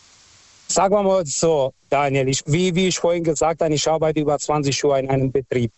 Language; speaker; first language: German; non-native, fluent; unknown